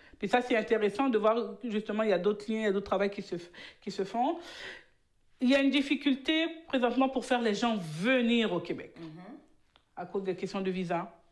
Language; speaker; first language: French; early bilingual, other home language; Haitian Creole